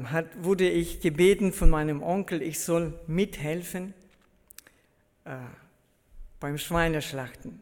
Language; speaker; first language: German; early bilingual, heritage; German